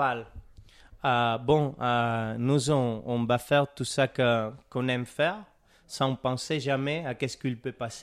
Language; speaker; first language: French; non-native, learner; Catalan